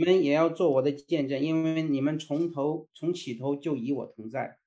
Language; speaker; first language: Chinese; native; Chinese